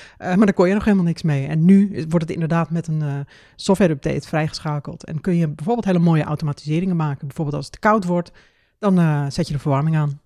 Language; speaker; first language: Dutch; native; Dutch